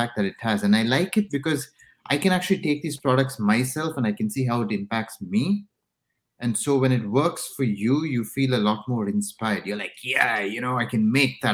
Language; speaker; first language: English; non-native, local second language; Tamil